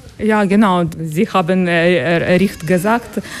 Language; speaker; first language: German; non-native, learner; Ukrainian